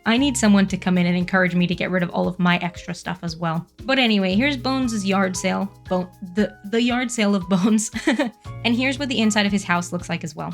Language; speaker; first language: English; native; English